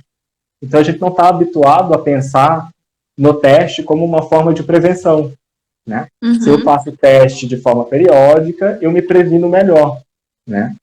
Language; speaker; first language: Portuguese; native; Portuguese